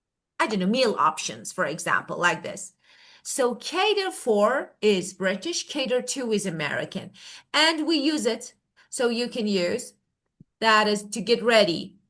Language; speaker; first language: English; non-native, fluent; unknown